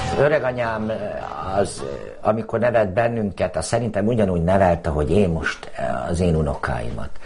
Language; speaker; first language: Hungarian; native; Hungarian